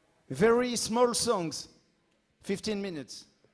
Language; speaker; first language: English; non-native, learner; French